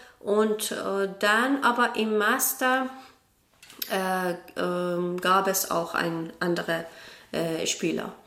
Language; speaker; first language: German; non-native, learner; Persian